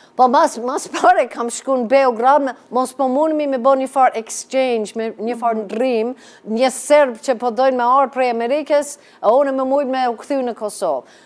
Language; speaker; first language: Albanian; non-native, fluent; English